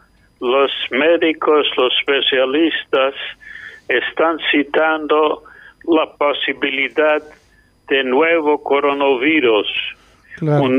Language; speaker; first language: Spanish; non-native, fluent; English